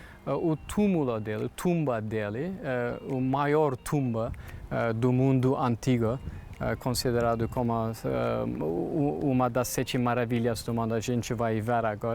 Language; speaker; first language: Portuguese; non-native, learner; Turkish